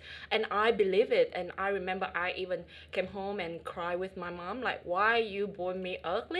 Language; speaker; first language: English; non-native, fluent; Vietnamese